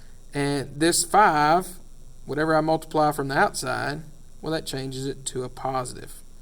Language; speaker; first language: English; native; English